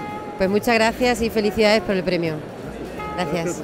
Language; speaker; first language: Spanish; native; Spanish